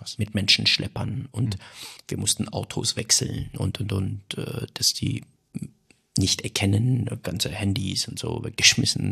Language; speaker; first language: German; non-native, fluent; Persian